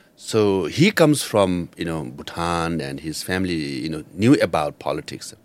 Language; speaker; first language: English; non-native, local second language; Nepali